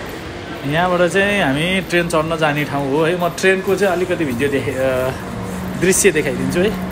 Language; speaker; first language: Nepali; native; Nepali